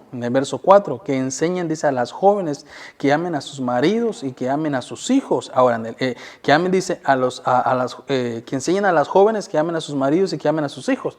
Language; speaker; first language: Spanish; native; Spanish